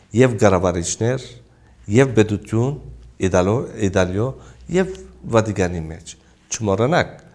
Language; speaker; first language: Armenian; early bilingual, heritage; Armenian